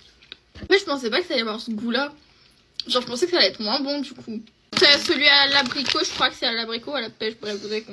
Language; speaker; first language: French; native; French